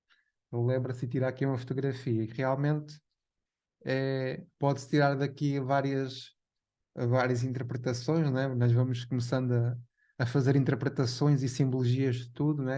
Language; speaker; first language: Portuguese; native; Portuguese